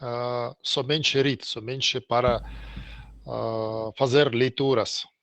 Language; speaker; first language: Portuguese; non-native, learner; Russian